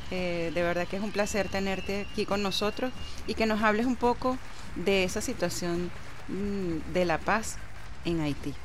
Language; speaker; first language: Spanish; native; Spanish